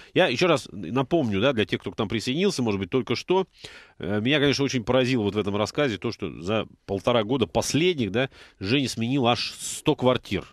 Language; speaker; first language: Russian; native; Russian